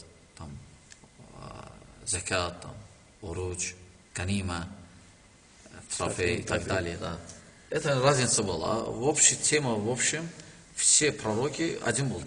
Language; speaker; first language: Russian; non-native, learner; Azerbaijani